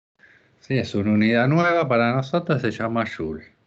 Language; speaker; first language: Spanish; native; Spanish